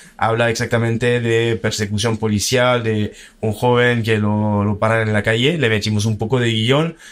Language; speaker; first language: Spanish; early bilingual, heritage; French